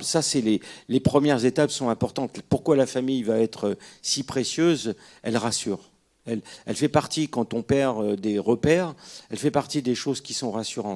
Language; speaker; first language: French; native; French